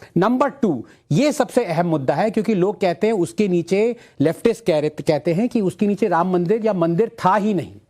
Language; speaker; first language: Hindi; non-native, local second language; Tamil